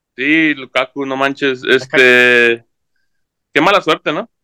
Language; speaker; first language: Spanish; early bilingual, heritage; Spanish